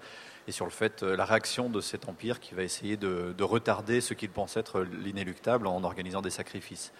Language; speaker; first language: French; native; French